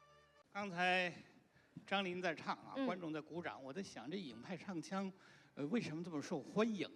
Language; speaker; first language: Chinese; native; Chinese